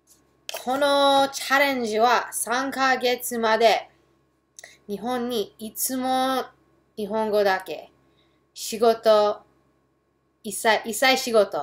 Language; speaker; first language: Japanese; early bilingual, heritage; English